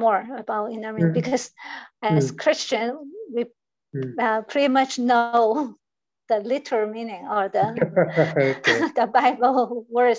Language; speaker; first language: English; non-native, learner; Chinese